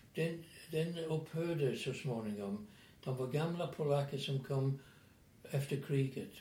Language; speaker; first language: Swedish; non-native, fluent; English